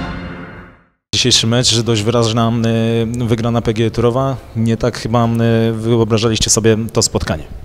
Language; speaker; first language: Polish; native; Polish